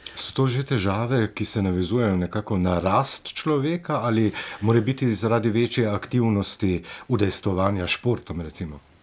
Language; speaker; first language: Slovenian; native; Slovenian